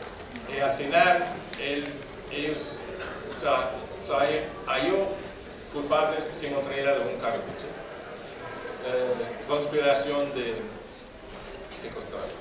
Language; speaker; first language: Spanish; non-native, fluent; English